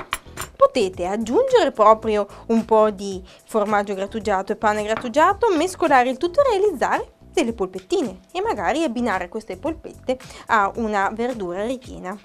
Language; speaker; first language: Italian; native; Italian